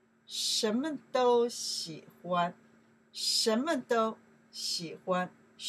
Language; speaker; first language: Chinese; non-native, learner; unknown